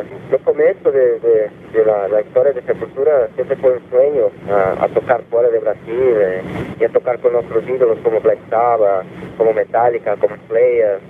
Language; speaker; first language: Spanish; non-native, fluent; Portuguese